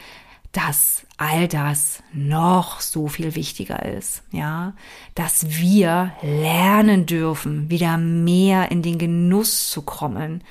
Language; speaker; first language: German; native; German